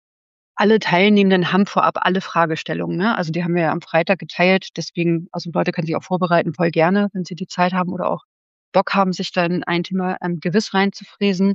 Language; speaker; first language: German; native; German